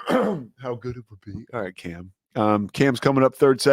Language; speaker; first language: English; native; English